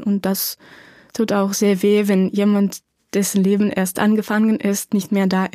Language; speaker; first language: German; non-native, fluent; Ukrainian